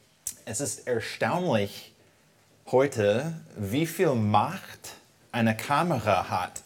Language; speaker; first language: German; non-native, fluent; English